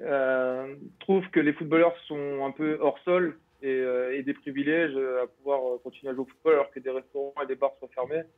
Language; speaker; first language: French; native; French